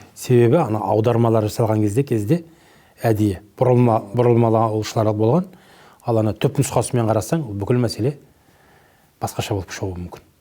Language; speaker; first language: Kazakh; native; Kazakh